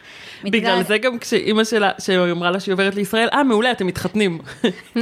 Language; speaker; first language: Hebrew; native; Hebrew